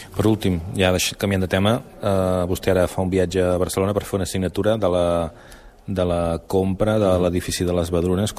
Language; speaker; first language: Catalan; native; Catalan